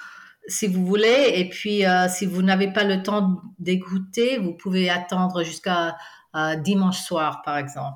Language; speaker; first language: French; non-native, fluent; English